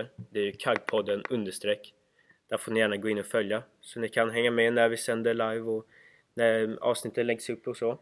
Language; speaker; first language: Swedish; native; Swedish